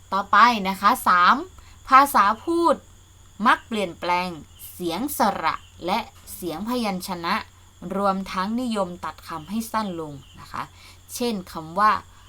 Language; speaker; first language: Thai; native; Thai